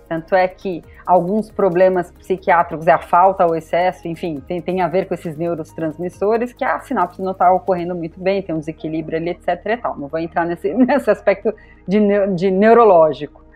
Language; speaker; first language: Portuguese; native; Portuguese